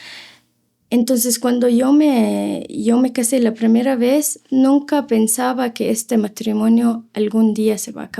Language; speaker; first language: Spanish; non-native, fluent; Arabic